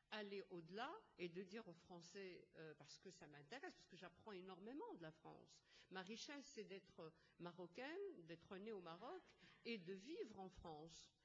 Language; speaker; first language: French; non-native, local second language; Arabic